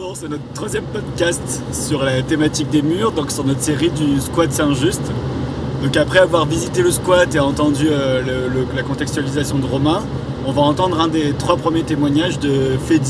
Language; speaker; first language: French; native; French